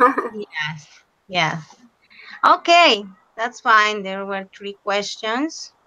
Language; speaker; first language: English; non-native, fluent; Spanish